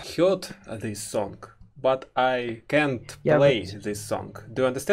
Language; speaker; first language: English; non-native, learner; Russian